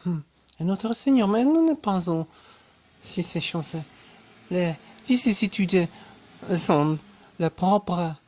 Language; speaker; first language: French; non-native, learner; German